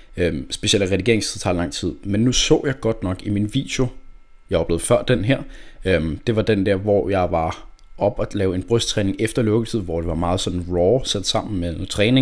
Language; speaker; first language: Danish; native; Danish